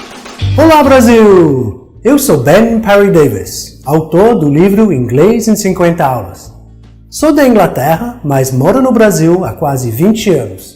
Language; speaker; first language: Portuguese; non-native, fluent; English